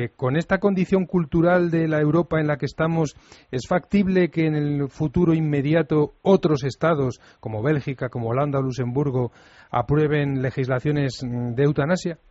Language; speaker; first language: Spanish; native; Spanish